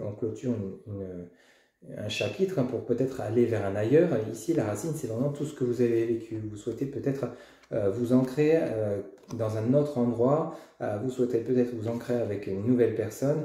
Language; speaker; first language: French; native; French